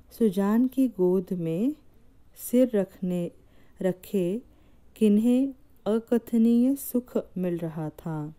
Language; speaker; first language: Hindi; non-native, local second language; Marathi